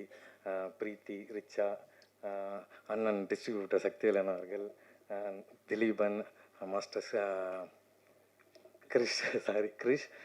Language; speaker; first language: Tamil; native; Tamil